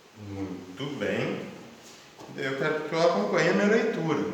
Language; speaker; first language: Portuguese; native; Portuguese